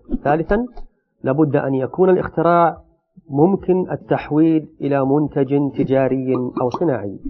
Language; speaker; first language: Arabic; native; Arabic